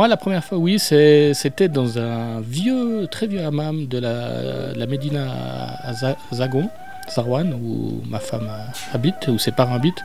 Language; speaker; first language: French; native; French